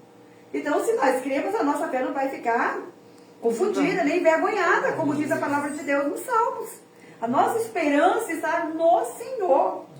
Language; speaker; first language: Portuguese; native; Portuguese